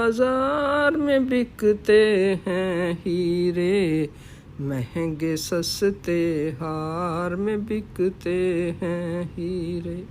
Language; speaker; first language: Urdu; native; Urdu